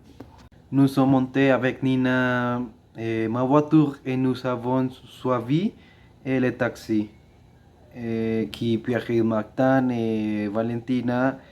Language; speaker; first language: French; non-native, learner; Spanish